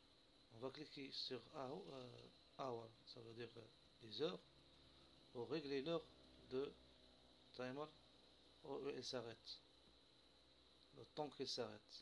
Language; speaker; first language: French; non-native, local second language; Arabic